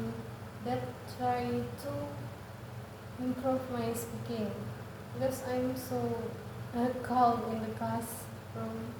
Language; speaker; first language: English; non-native, learner; Indonesian